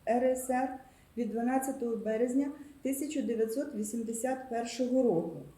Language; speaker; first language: Ukrainian; native; Ukrainian